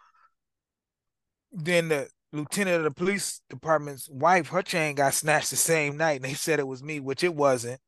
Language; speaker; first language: English; native; English